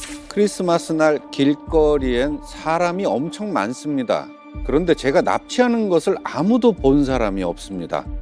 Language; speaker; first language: Korean; native; Korean